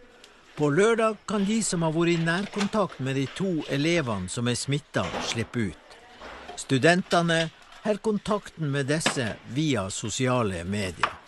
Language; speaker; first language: Norwegian; native; Norwegian